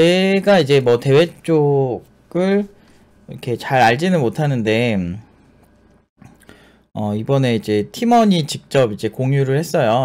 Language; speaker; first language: Korean; native; Korean